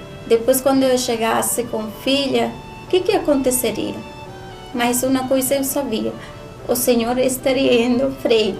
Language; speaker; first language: Portuguese; non-native, learner; Spanish